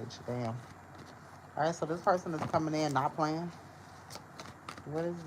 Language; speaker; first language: English; native; English